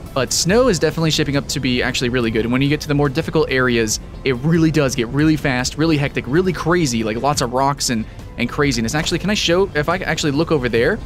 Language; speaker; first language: English; native; English